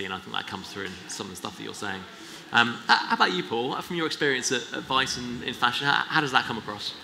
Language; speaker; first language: English; native; English